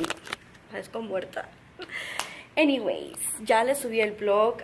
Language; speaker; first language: Spanish; early bilingual, heritage; Spanish